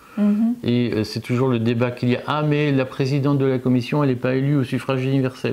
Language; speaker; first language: French; native; French